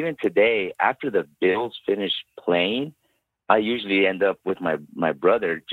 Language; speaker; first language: English; native; English